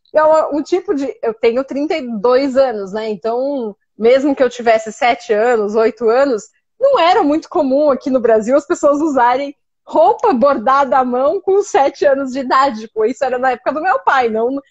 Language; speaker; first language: Portuguese; native; Portuguese